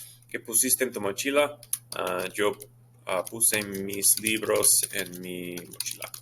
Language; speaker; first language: Spanish; non-native, fluent; English